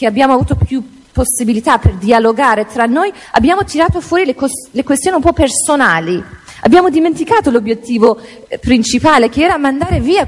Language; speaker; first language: Italian; non-native, fluent; Persian